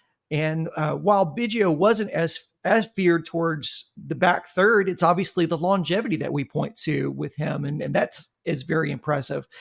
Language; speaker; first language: English; native; English